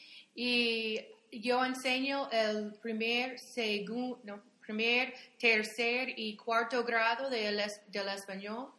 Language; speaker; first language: Spanish; non-native, fluent; English